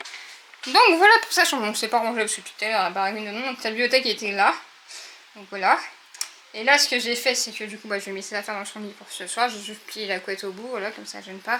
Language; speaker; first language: French; native; French